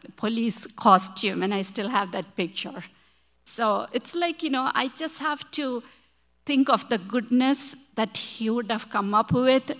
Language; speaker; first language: English; non-native, local second language; Malayalam